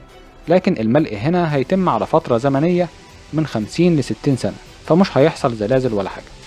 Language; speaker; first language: Arabic; native; Arabic